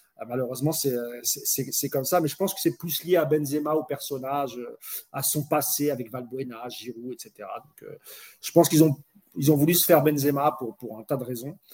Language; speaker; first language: French; native; French